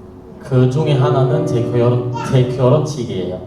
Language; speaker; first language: Korean; non-native, fluent; Indonesian